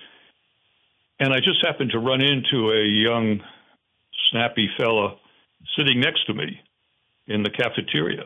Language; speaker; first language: English; native; English